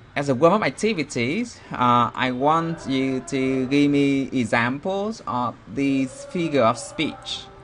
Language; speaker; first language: English; non-native, fluent; Vietnamese